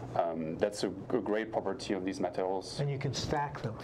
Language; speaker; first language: English; non-native, fluent; French